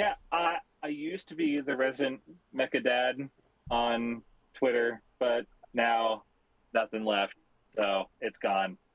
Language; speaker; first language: English; native; English